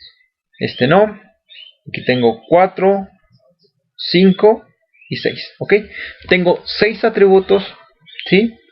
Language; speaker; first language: Spanish; native; Spanish